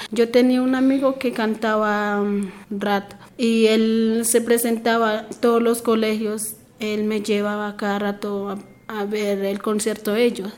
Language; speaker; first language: Spanish; non-native, local second language; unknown